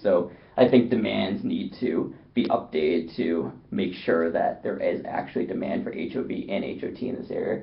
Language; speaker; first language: English; native; English